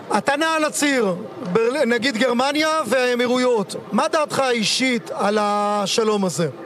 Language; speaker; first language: Hebrew; native; Hebrew